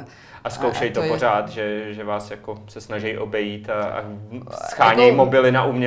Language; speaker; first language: Czech; native; Czech